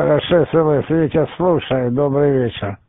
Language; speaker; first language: Russian; native; Russian